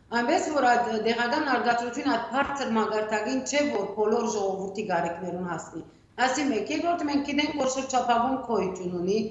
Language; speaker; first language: Armenian; early bilingual, heritage; Armenian